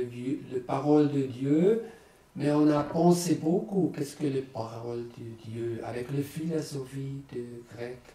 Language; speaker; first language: French; non-native, learner; German